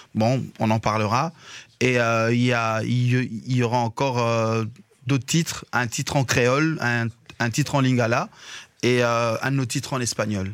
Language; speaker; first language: French; non-native, local second language; Lingala